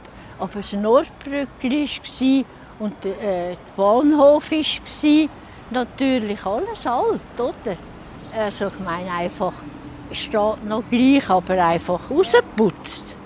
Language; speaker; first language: German; native; German